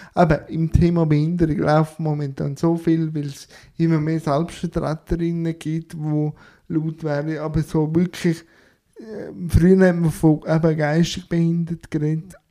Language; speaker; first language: German; native; German